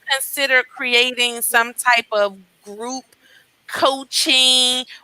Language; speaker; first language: English; native; English